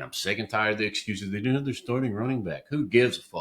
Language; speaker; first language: English; native; English